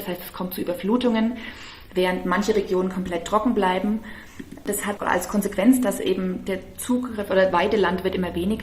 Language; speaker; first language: German; native; German